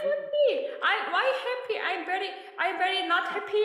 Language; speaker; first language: English; non-native, learner; Korean